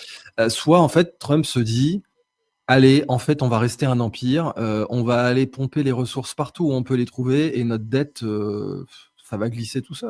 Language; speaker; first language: French; native; French